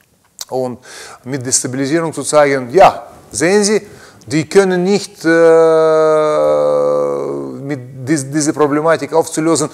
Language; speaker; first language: German; non-native, learner; Russian